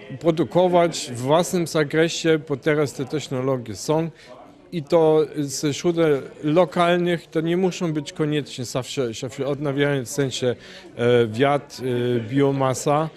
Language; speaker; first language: Polish; non-native, fluent; German